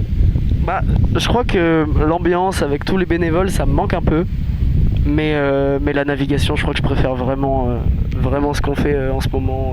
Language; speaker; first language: French; native; French